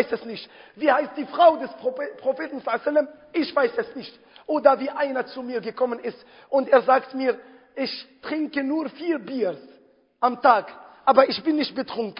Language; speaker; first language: German; non-native, fluent; Arabic